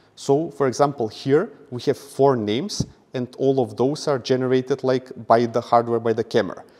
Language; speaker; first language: English; non-native, fluent; Macedonian